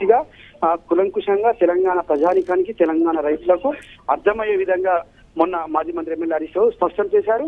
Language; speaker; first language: Telugu; native; Telugu